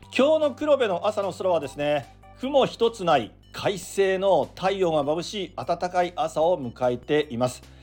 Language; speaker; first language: Japanese; native; Japanese